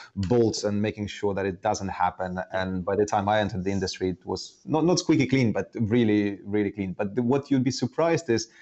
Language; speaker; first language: English; non-native, fluent; Estonian